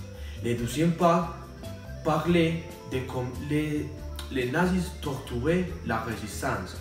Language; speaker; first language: French; non-native, learner; Spanish